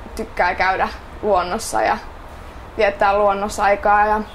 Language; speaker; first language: Finnish; early bilingual, other home language; Estonian